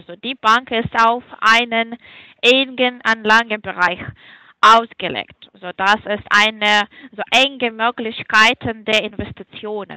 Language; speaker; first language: German; non-native, fluent; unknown